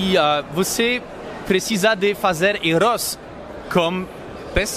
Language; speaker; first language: Portuguese; non-native, learner; French